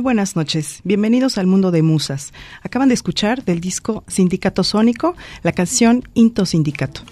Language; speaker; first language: Spanish; native; Spanish